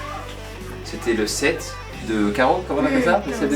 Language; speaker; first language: French; native; French